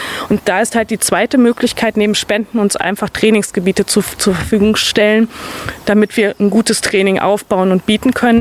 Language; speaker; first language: German; native; German